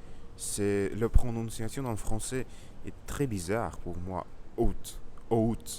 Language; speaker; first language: French; non-native, learner; Russian